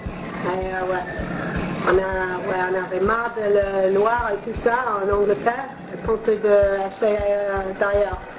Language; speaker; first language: French; non-native, learner; English